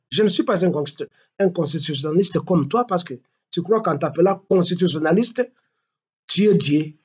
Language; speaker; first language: French; non-native, local second language; Swahili